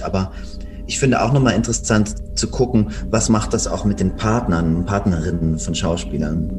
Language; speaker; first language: German; native; German